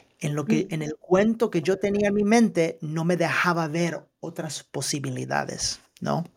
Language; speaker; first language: Spanish; early bilingual, heritage; Spanish